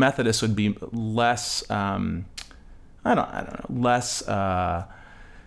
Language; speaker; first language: English; native; English